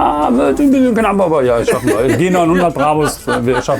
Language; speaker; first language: German; native; German